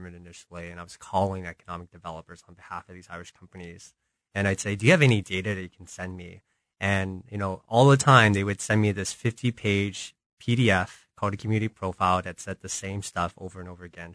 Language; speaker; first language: English; native; English